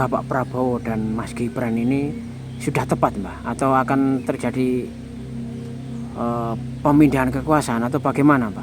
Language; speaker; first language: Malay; non-native, local second language; Javanese